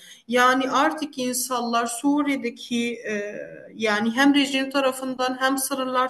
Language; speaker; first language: Turkish; non-native, fluent; Arabic